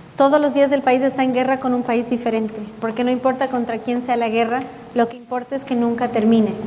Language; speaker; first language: Spanish; early bilingual, heritage; Spanish